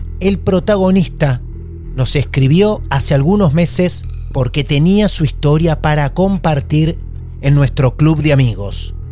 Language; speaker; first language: Spanish; native; Spanish